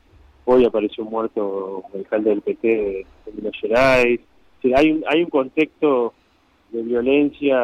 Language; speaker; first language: Spanish; native; Spanish